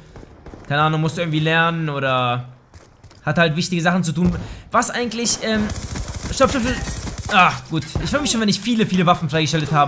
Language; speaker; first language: German; native; German